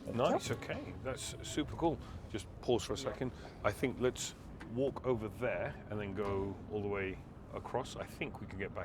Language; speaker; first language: English; native; English